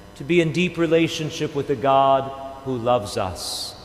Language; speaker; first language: English; native; English